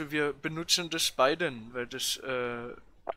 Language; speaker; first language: German; native; German